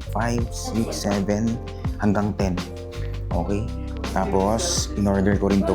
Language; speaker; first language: Filipino; native; Filipino